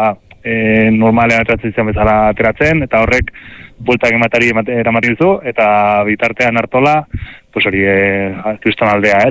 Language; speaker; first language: Basque; native; Basque